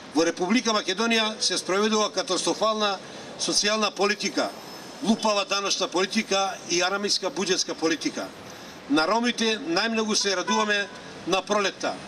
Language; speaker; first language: Macedonian; non-native, local second language; Romany